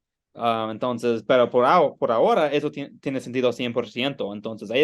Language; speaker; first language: Spanish; non-native, learner; English